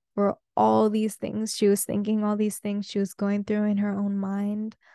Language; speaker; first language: English; early bilingual, other home language; Spanish